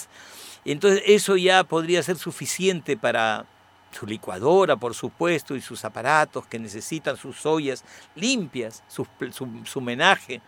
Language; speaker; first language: Spanish; native; Spanish